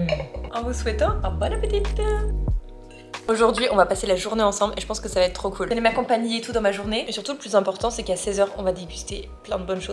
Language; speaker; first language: French; native; French